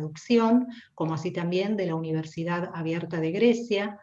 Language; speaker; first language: Spanish; native; Spanish